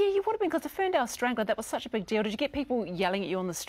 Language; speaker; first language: English; native; English